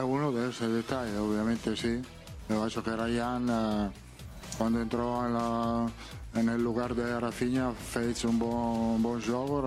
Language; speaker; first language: Portuguese; non-native, fluent; Italian